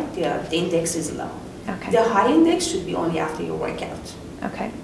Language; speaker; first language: English; non-native, fluent; Persian